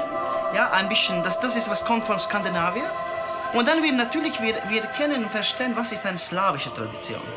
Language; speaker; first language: German; non-native, learner; Latvian